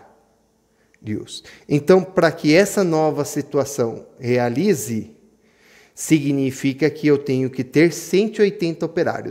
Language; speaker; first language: Portuguese; native; Portuguese